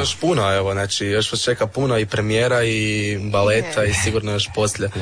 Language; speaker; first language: Serbian; native; Serbian